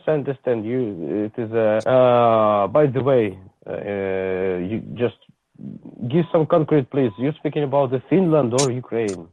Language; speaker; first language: English; non-native, learner; Ukrainian